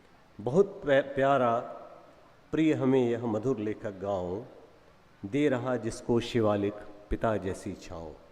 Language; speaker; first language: Hindi; native; Hindi